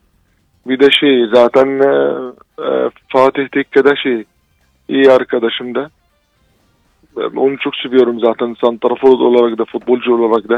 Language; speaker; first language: Turkish; non-native, fluent; Arabic